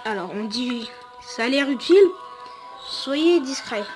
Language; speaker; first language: French; native; French